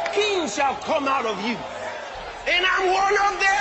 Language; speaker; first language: English; non-native, local second language; Yoruba